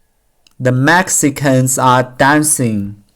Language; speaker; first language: English; non-native, learner; Chinese